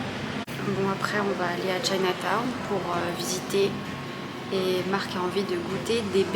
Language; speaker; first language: French; native; French